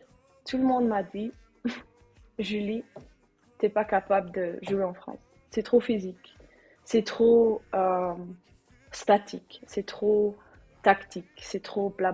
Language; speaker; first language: French; non-native, learner; Dutch